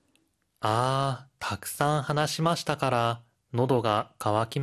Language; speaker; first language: Japanese; non-native, fluent; Korean